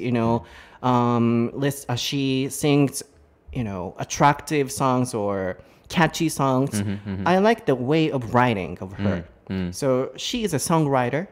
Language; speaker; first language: English; non-native, fluent; Japanese